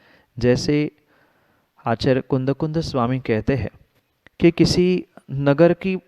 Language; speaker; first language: Hindi; native; Hindi